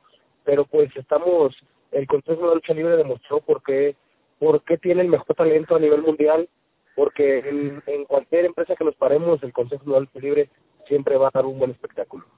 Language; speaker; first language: Spanish; native; Spanish